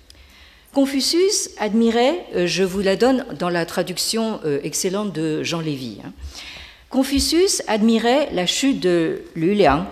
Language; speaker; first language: French; native; French